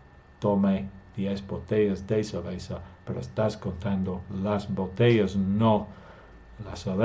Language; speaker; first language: Spanish; non-native, fluent; English